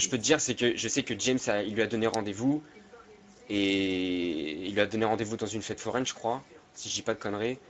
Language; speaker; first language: French; native; French